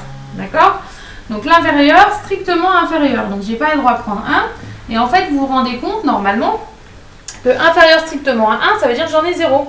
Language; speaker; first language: French; native; French